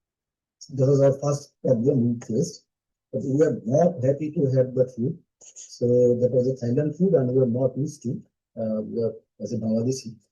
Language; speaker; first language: English; non-native, learner; Bangla